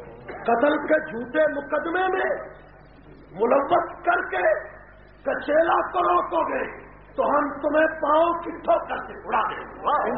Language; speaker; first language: Urdu; native; Urdu